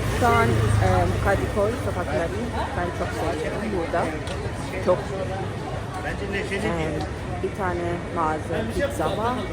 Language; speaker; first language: Turkish; non-native, learner; Persian